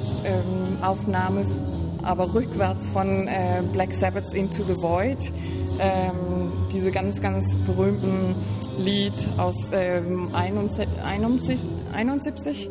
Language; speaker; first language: German; non-native, fluent; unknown